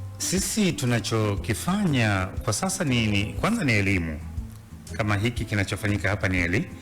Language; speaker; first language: Swahili; native; Swahili